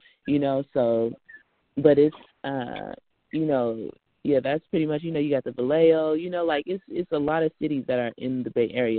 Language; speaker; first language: English; native; English